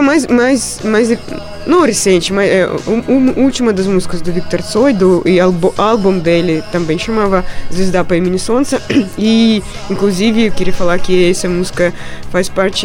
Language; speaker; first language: Portuguese; non-native, fluent; Russian